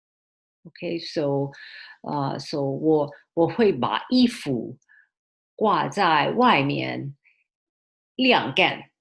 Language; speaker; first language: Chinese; early bilingual, heritage; Chinese